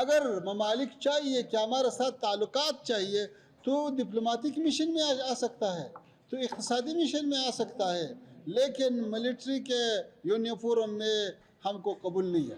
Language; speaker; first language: Hindi; non-native, fluent; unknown